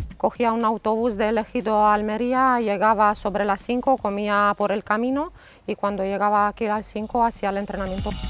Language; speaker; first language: Spanish; non-native, fluent; Romanian